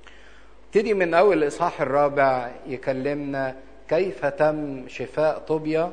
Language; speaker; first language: Arabic; native; Arabic